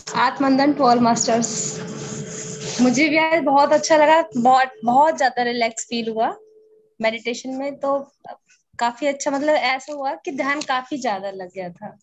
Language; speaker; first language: Hindi; native; Hindi